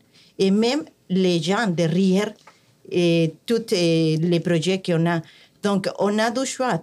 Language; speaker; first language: French; non-native, fluent; Spanish